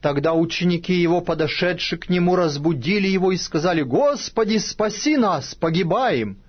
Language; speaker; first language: Russian; native; Russian